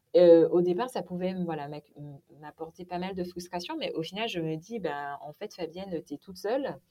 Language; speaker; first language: French; native; French